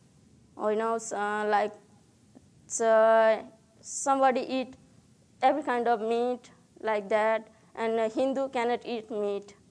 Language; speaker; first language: English; non-native, learner; Nepali